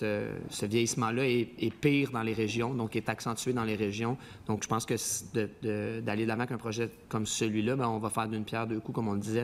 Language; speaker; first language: French; native; French